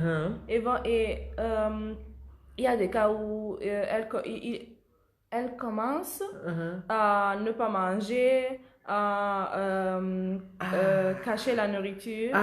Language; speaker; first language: French; non-native, learner; Italian